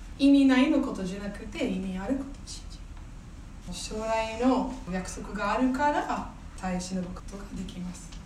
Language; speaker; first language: Japanese; non-native, fluent; English